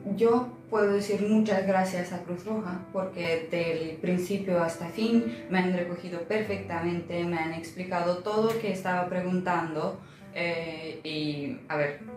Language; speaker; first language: Spanish; non-native, learner; Ukrainian